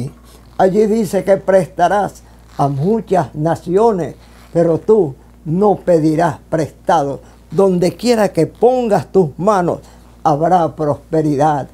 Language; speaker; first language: Spanish; native; Spanish